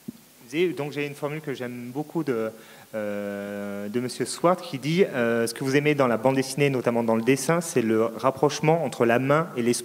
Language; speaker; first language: French; native; French